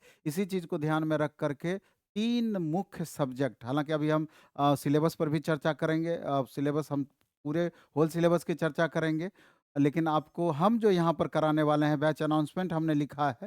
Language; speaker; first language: Hindi; native; Hindi